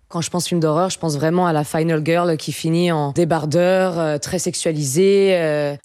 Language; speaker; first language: French; native; French